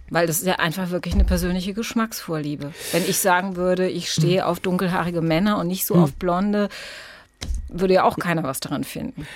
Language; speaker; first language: German; native; German